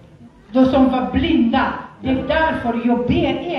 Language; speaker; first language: Swedish; non-native, learner; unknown